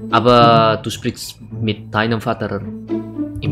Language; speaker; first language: German; non-native, learner; Indonesian